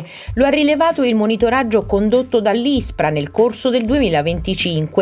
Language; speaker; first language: Italian; native; Italian